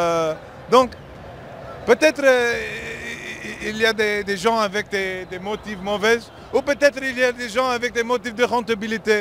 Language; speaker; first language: French; non-native, fluent; English